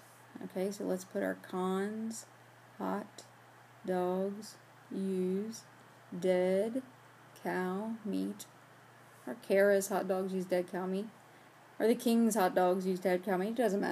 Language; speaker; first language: English; native; English